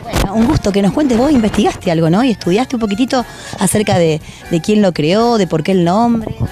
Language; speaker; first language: Spanish; native; Spanish